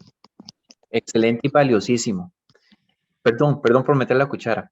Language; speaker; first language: Spanish; native; Spanish